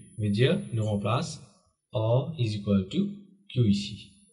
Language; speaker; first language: French; non-native, local second language; Morisyen